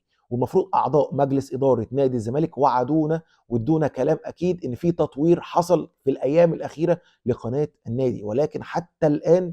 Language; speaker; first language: Arabic; native; Arabic